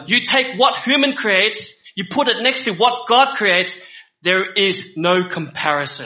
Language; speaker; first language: English; early bilingual, other home language; Vietnamese